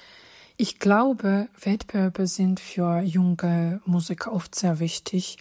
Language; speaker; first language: German; non-native, fluent; Georgian